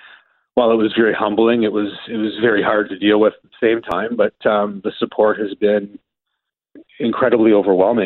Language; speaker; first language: English; native; English